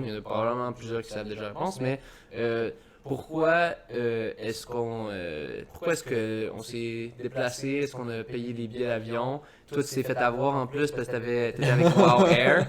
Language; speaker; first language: French; native; French